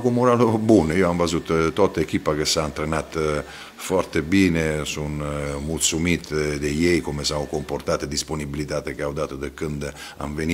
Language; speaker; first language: Romanian; non-native, fluent; Italian